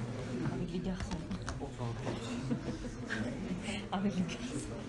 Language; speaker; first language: French; non-native, learner; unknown